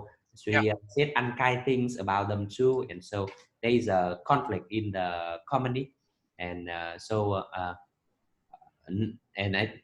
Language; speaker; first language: English; non-native, fluent; Vietnamese